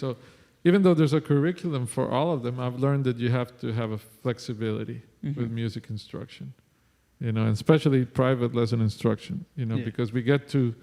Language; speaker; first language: English; non-native, fluent; Spanish